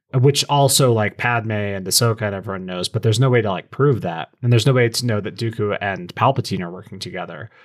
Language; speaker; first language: English; native; English